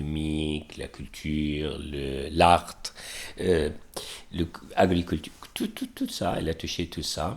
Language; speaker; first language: French; non-native, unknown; Arabic